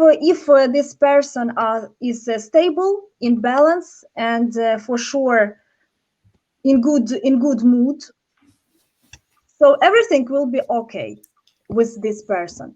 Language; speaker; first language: English; non-native, learner; Ukrainian